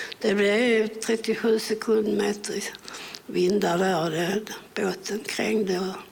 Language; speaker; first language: Swedish; early bilingual, other home language; English